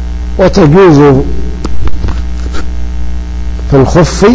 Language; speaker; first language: Arabic; native; Arabic